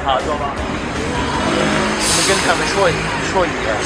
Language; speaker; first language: Chinese; non-native, learner; English